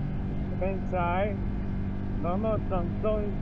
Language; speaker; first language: Vietnamese; non-native, fluent; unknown